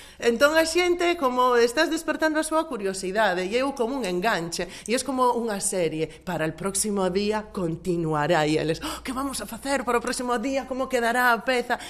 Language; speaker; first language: Galician; non-native, local second language; Spanish